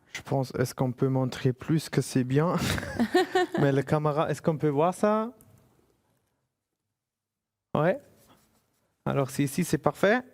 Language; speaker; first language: French; non-native, fluent; German